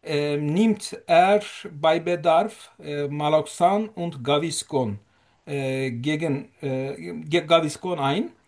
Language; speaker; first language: German; non-native, fluent; Turkish